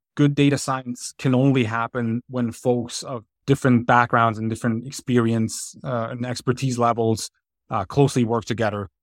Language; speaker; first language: English; non-native, fluent; German